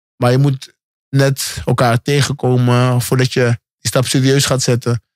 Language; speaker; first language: Dutch; native; Dutch